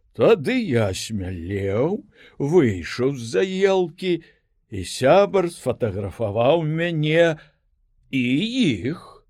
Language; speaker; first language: Belarusian; native; Belarusian